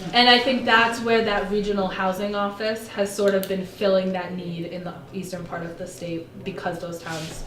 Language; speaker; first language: English; native; English